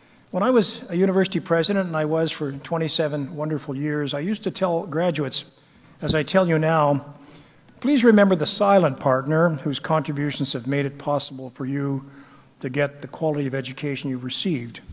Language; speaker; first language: English; native; English